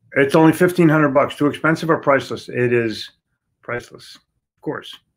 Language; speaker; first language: English; native; English